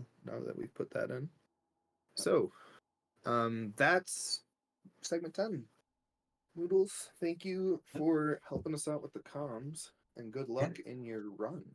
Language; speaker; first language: English; native; English